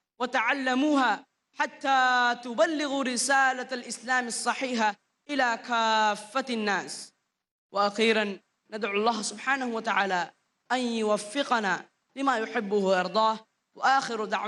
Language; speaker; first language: Arabic; non-native, learner; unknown